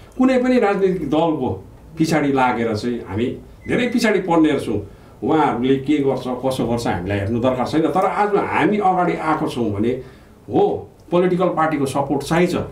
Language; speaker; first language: Nepali; native; Nepali